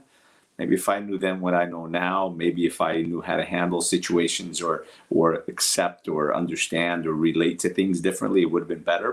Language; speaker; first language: English; early bilingual, other home language; Portuguese